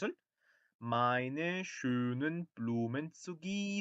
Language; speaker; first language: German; non-native, fluent; Korean